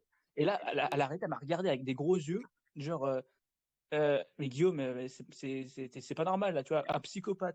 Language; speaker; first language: French; native; French